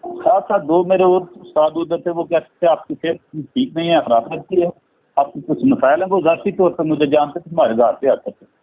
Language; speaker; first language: Urdu; non-native, local second language; Punjabi